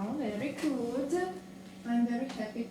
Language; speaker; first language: English; non-native, fluent; Russian